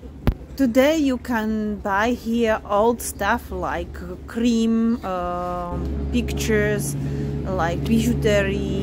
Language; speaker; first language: English; non-native, learner; Slovak